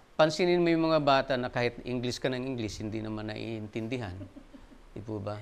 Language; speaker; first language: Filipino; non-native, local second language; Waray